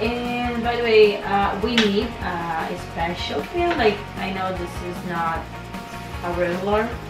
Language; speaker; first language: English; non-native, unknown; Portuguese